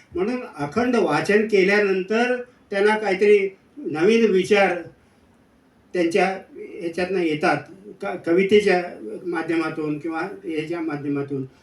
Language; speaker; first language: Marathi; non-native, local second language; Kannada